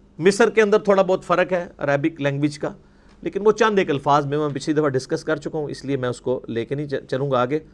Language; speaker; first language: Urdu; non-native, local second language; Punjabi